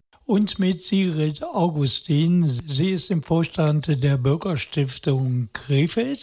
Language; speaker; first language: German; native; German